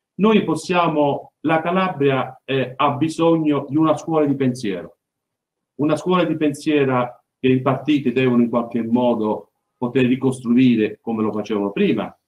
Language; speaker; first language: Italian; native; Italian